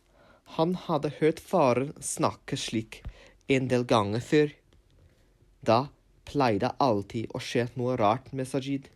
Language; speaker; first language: Norwegian; non-native, learner; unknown